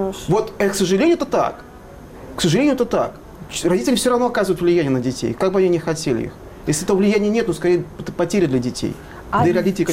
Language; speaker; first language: Russian; native; Russian